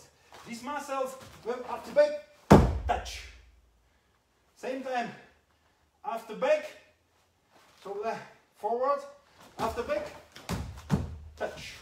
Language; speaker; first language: English; non-native, learner; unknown